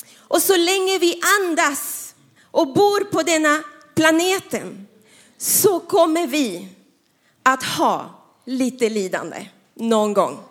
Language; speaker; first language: Swedish; non-native, fluent; Spanish